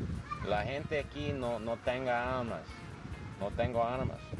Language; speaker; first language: Spanish; non-native, learner; English